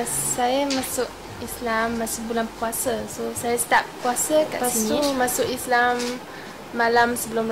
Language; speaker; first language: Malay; non-native, fluent; German